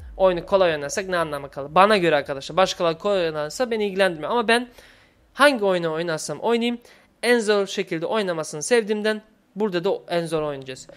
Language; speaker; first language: Turkish; early bilingual, heritage; Turkish